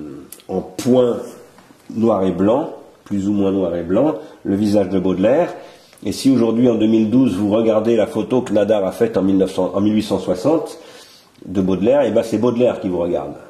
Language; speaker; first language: French; native; French